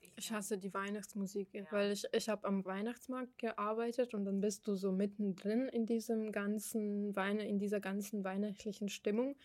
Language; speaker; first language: German; non-native, fluent; Ukrainian